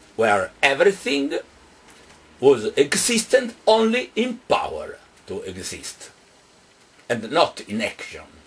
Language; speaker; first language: English; non-native, fluent; Italian